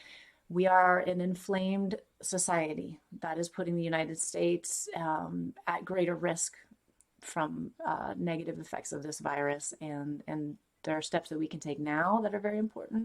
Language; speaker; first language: English; native; English